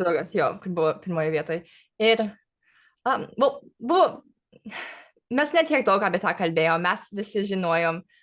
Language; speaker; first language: Lithuanian; early bilingual, heritage; English